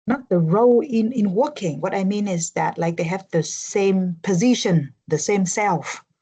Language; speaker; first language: English; non-native, fluent; Vietnamese